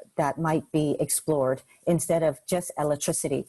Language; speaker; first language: English; non-native, local second language; Cantonese